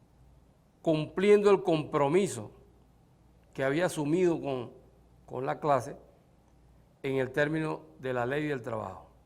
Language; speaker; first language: Spanish; native; Spanish